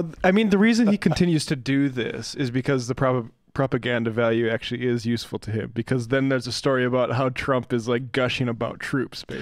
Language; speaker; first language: English; native; English